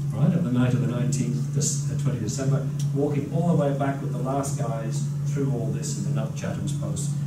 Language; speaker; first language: English; native; English